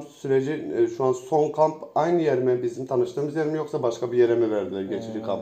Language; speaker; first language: Turkish; native; Turkish